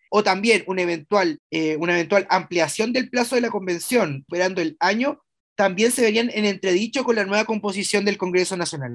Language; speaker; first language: Spanish; native; Spanish